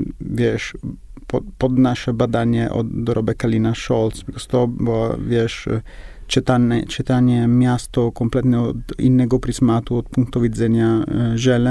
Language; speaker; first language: Polish; non-native, learner; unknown